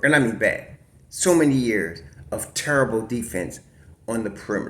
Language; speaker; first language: English; native; English